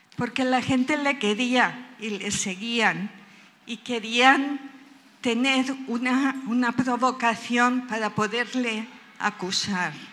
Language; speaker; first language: Spanish; native; Spanish